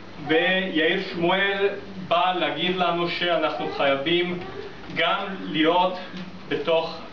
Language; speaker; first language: Hebrew; non-native, fluent; English